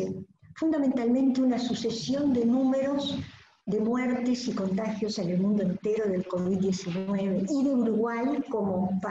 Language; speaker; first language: Spanish; native; Spanish